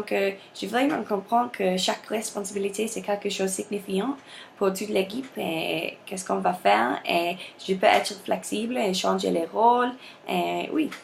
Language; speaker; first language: French; non-native, learner; English